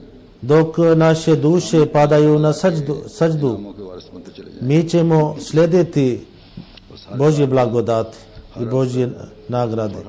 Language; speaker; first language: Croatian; non-native, fluent; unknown